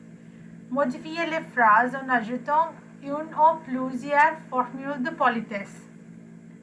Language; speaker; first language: French; non-native, fluent; Sinhala